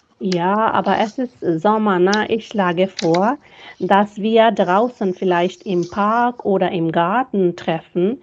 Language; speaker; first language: German; non-native, fluent; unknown